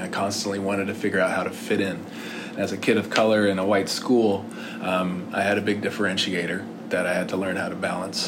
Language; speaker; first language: English; native; English